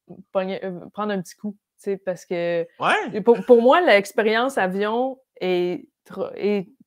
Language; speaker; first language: French; native; French